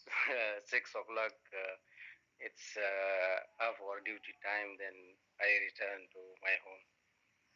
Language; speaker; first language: English; non-native, learner; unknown